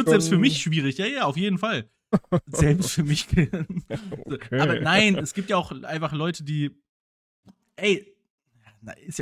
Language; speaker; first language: German; native; German